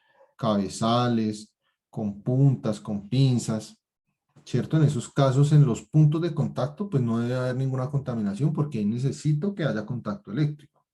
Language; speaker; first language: Spanish; native; Spanish